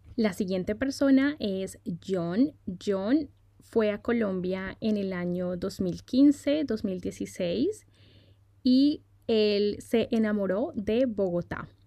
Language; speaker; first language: Spanish; native; Spanish